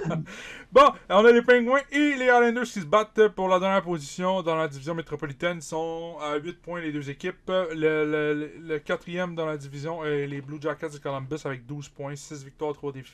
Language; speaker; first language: French; native; French